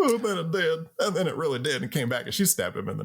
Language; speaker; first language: English; native; English